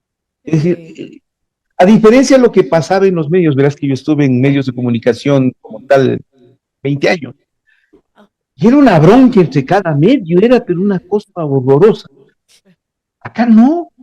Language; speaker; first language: Spanish; native; Spanish